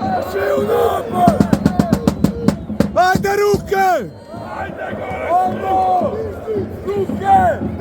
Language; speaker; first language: Bosnian; native; Bosnian